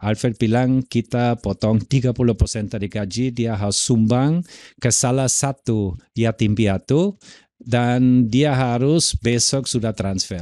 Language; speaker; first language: Indonesian; non-native, fluent; German